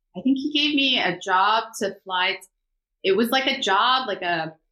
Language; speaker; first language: English; early bilingual, other home language; Korean